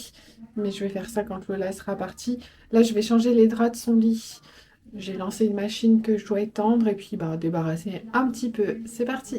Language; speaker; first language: French; native; French